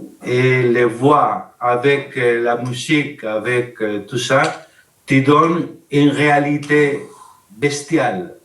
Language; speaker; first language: French; non-native, learner; Spanish